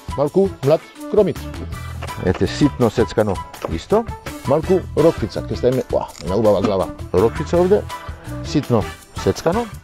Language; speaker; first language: Macedonian; non-native, fluent; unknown